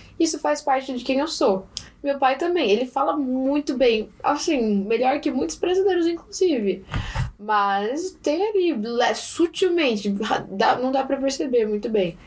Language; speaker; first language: Portuguese; early bilingual, heritage; Portuguese